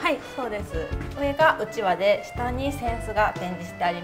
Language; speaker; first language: Japanese; native; Japanese